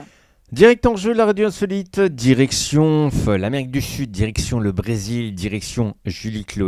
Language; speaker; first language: French; native; French